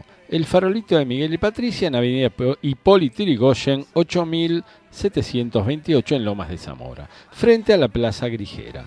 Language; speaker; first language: Spanish; native; Spanish